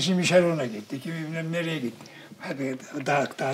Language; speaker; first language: Turkish; native; Turkish